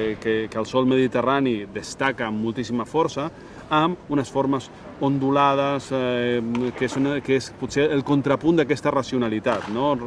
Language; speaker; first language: Catalan; native; Catalan